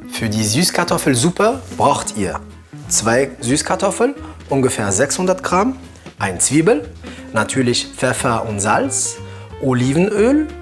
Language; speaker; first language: German; non-native, fluent; French